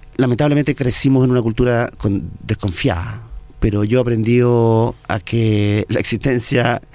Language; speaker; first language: Spanish; native; Spanish